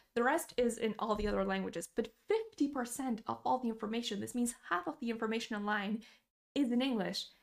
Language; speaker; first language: English; non-native, fluent; Portuguese